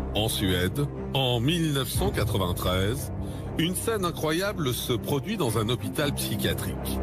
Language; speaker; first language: French; native; French